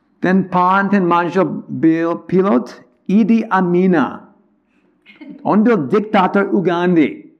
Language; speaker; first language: Czech; non-native, learner; English